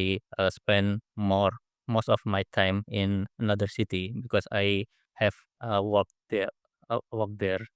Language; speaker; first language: English; non-native, learner; Indonesian